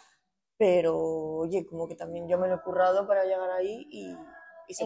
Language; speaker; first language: Spanish; native; Spanish